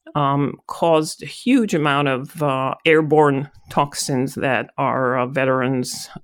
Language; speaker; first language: English; non-native, fluent; Hebrew